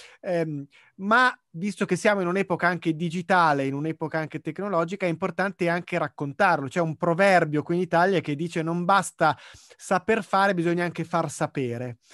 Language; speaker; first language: Italian; native; Italian